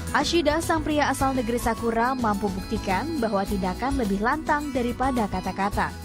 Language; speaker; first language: Indonesian; native; Indonesian